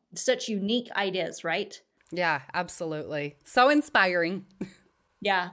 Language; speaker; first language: English; non-native, fluent; Danish